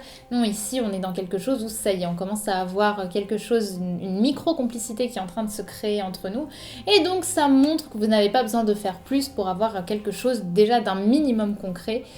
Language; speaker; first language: French; native; French